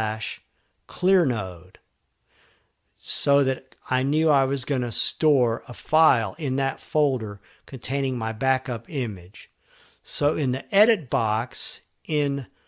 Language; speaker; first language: English; native; English